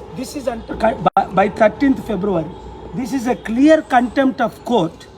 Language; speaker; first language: English; non-native, local second language; Telugu